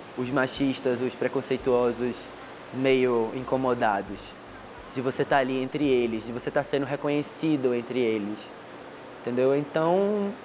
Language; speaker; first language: Portuguese; native; Portuguese